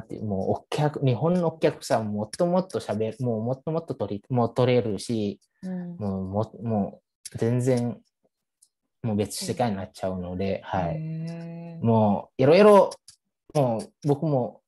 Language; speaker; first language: Japanese; non-native, fluent; Indonesian